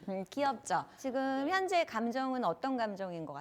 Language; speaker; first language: Korean; native; Korean